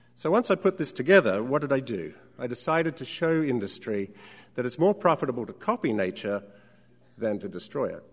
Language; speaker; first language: English; native; English